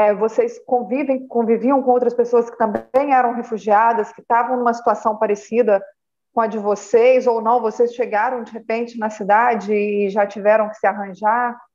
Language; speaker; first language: Portuguese; native; Portuguese